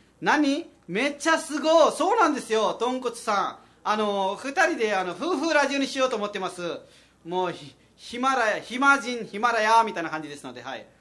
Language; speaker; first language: Japanese; non-native, fluent; Nepali